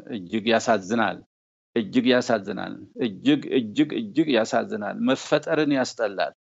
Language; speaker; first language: Amharic; native; Amharic